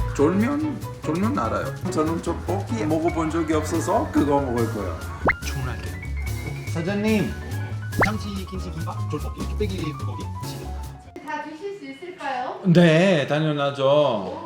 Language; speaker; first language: Korean; non-native, learner; Italian